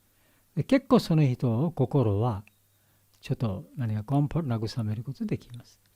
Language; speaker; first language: Japanese; non-native, learner; Bangla